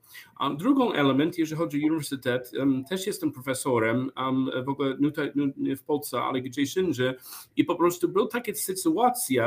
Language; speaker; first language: Polish; non-native, learner; English